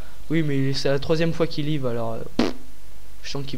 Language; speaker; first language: French; native; French